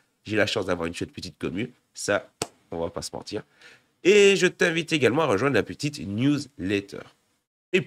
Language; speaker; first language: French; native; French